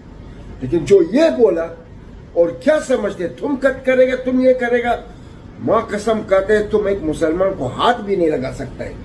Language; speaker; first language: Hindi; non-native, fluent; Arabic